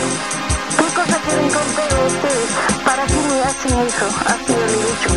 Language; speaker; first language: Spanish; non-native, local second language; Quechua